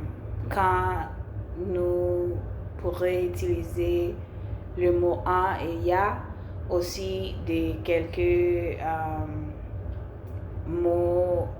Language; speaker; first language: French; non-native, learner; English